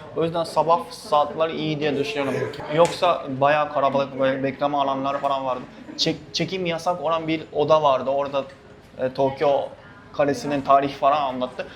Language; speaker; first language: Turkish; non-native, fluent; Japanese